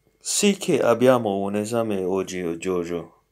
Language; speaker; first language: Italian; non-native, learner; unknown